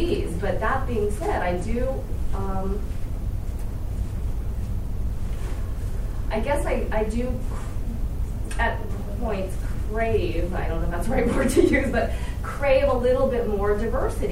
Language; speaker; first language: English; native; English